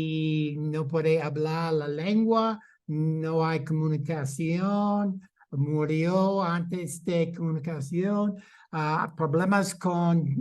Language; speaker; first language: Spanish; non-native, fluent; English